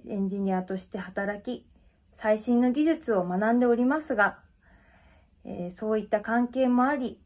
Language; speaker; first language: Japanese; native; Japanese